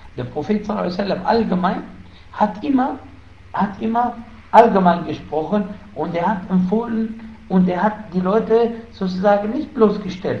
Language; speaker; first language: German; non-native, fluent; Arabic